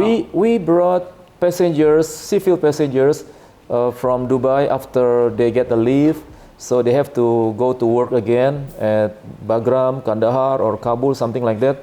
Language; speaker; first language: English; non-native, learner; Indonesian